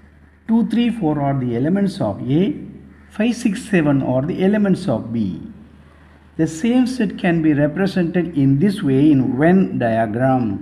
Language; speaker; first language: English; non-native, local second language; Tamil